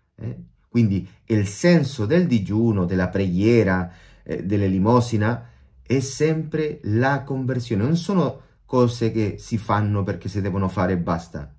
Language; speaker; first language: Italian; non-native, fluent; Spanish